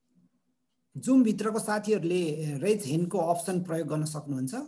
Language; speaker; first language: Nepali; native; Nepali